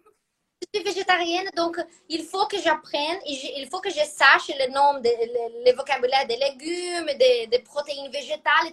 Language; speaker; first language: French; non-native, fluent; Portuguese